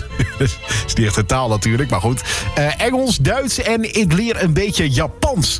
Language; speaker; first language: Dutch; native; Dutch